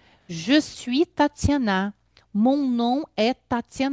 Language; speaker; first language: French; non-native, fluent; Portuguese